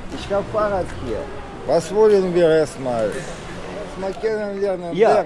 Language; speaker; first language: German; non-native, learner; Russian